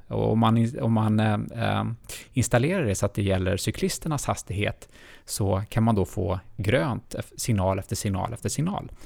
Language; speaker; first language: Swedish; native; Swedish